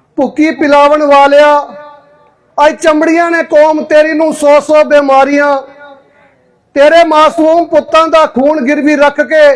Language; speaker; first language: Punjabi; native; Punjabi